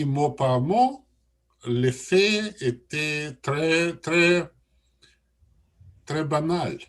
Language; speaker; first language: French; non-native, learner; Russian